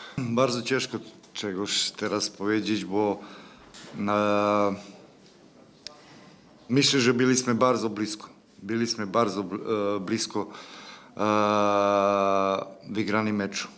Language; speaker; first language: Polish; non-native, learner; Serbian